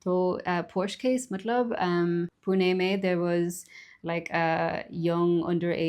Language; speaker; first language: Hindi; non-native, learner; English